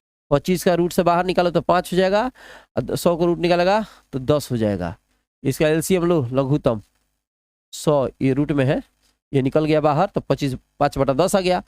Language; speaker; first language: Hindi; non-native, local second language; Bhojpuri